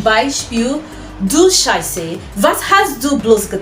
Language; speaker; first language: German; non-native, fluent; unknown